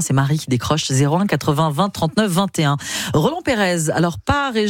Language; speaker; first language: French; native; French